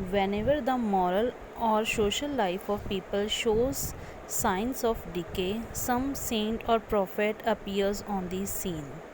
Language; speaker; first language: English; non-native, local second language; Punjabi